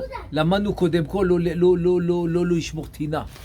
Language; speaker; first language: Hebrew; non-native, fluent; French